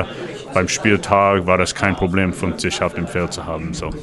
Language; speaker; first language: German; non-native, learner; English